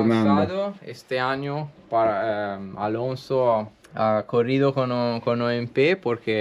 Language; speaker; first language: Spanish; non-native, learner; Italian